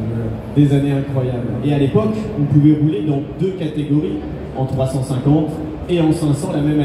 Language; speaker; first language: French; native; French